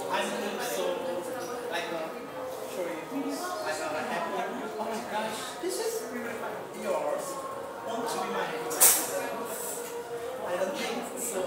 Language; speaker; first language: English; non-native, learner; Indonesian